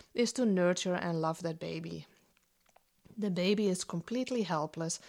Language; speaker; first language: English; non-native, fluent; Dutch